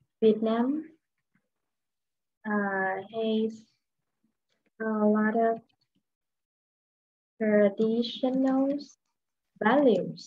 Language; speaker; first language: English; non-native, fluent; Vietnamese